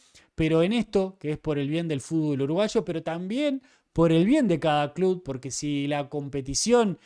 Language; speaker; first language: Spanish; native; Spanish